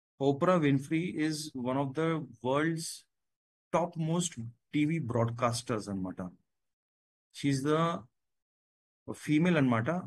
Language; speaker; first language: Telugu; non-native, fluent; Gujarati